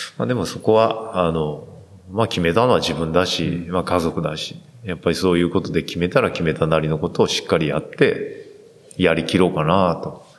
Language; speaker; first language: Japanese; native; Japanese